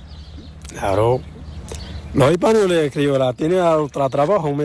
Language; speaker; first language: Spanish; non-native, learner; Arabic